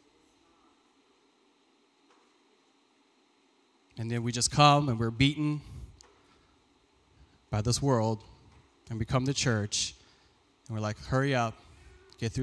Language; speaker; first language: English; early bilingual, other home language; Persian